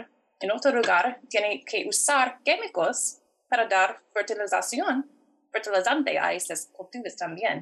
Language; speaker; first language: Spanish; non-native, fluent; English